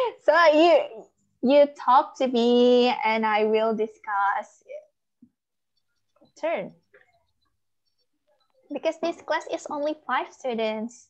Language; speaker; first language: English; non-native, learner; Indonesian